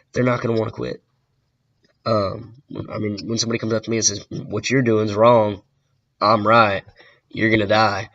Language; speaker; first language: English; native; English